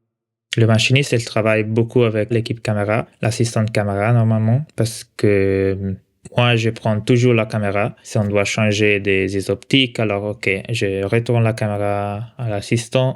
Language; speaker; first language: French; non-native, local second language; Italian